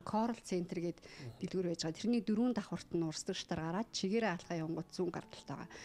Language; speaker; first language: Mongolian; native; Mongolian